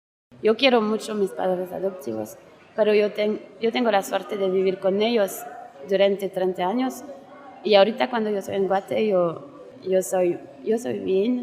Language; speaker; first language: Spanish; non-native, learner; French